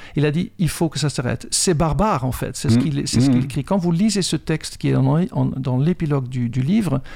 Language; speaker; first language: French; non-native, fluent; Dutch